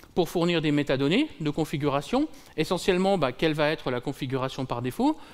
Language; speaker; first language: French; native; French